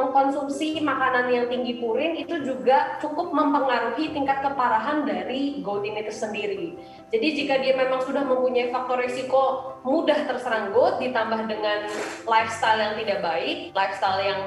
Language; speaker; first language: Indonesian; native; Indonesian